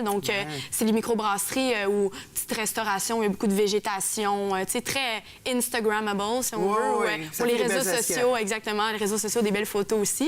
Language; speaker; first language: French; native; French